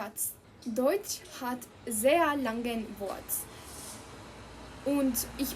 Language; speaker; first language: German; non-native, learner; Spanish